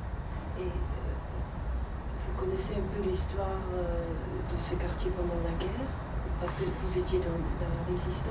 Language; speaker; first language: French; non-native, fluent; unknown